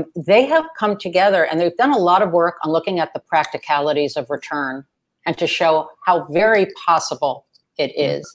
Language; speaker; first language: English; native; English